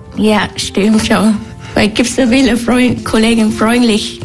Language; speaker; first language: German; non-native, learner; Vietnamese